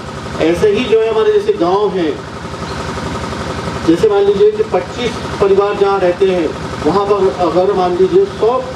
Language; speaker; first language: Hindi; native; Hindi